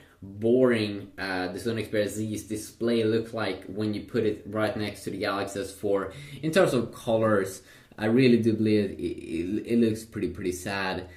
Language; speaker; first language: English; non-native, fluent; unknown